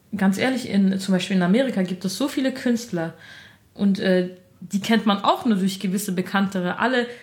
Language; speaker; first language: German; early bilingual, other home language; Armenian